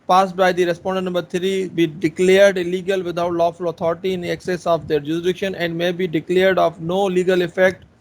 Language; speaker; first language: English; non-native, local second language; Urdu